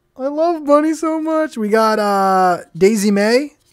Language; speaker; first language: English; native; English